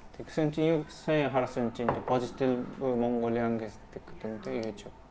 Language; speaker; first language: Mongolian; non-native, learner; Japanese